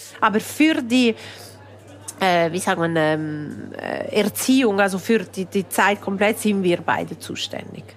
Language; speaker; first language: German; non-native, local second language; Italian